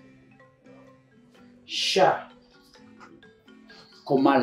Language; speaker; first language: Spanish; non-native, local second language; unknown